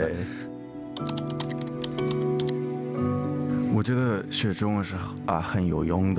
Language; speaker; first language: Chinese; early bilingual, heritage; English